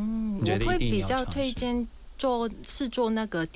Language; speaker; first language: Chinese; non-native, local second language; Cantonese